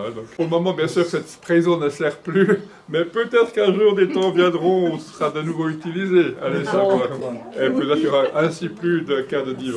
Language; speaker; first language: French; non-native, fluent; Romanian